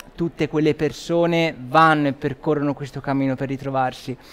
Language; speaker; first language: Italian; native; Italian